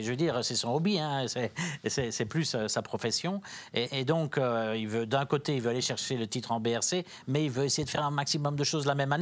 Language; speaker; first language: French; native; French